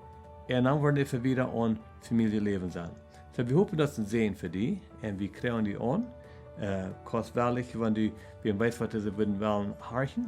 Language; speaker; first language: German; non-native, learner; Plautdietsch